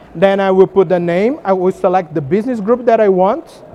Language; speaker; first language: English; non-native, fluent; Portuguese